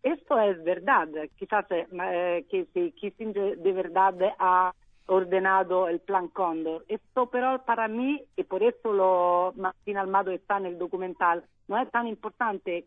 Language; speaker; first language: Spanish; non-native, learner; Italian